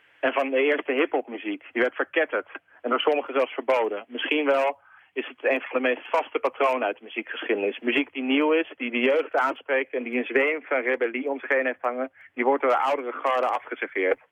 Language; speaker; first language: Dutch; native; Dutch